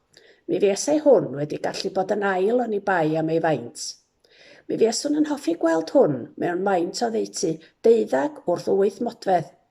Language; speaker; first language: Welsh; native; Welsh